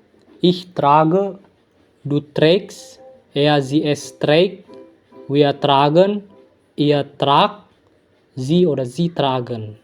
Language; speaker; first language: German; non-native, fluent; Indonesian